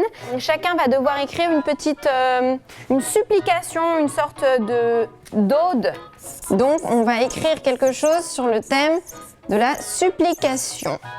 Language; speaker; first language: French; native; French